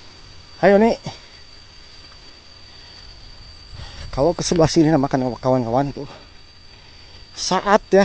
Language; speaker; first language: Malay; non-native, local second language; Sundanese